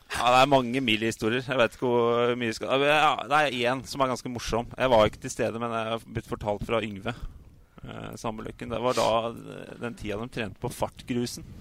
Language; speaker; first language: Norwegian; native; Norwegian